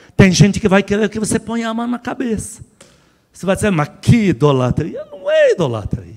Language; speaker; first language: Portuguese; non-native, fluent; Arabic